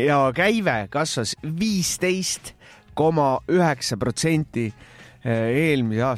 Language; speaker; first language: Estonian; native; Estonian